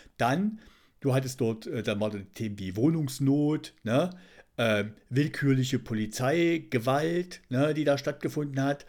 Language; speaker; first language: German; native; German